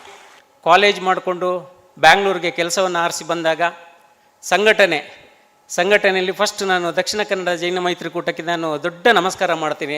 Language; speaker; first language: Kannada; native; Kannada